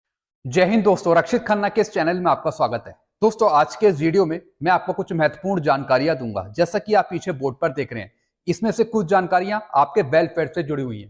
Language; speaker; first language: Hindi; native; Hindi